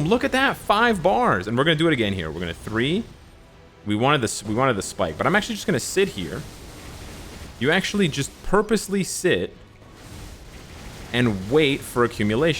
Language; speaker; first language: English; native; English